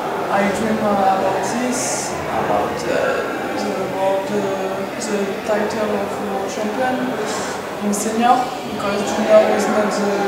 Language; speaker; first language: English; non-native, learner; French